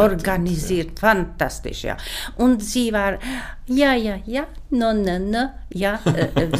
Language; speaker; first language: German; non-native, learner; Czech